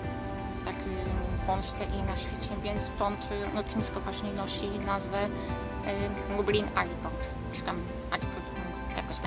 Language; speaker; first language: Polish; native; Polish